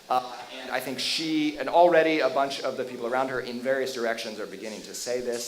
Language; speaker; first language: English; native; English